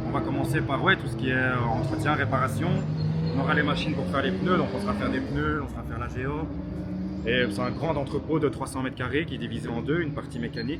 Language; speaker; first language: French; native; French